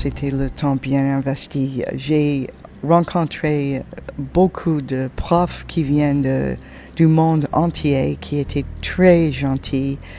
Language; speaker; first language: French; non-native, fluent; English